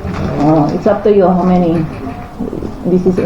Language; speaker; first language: English; non-native, local second language; Filipino